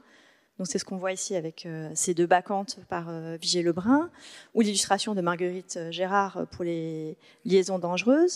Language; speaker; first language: French; native; French